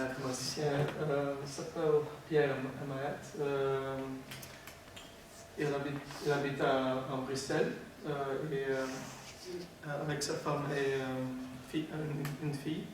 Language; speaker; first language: French; non-native, learner; Dutch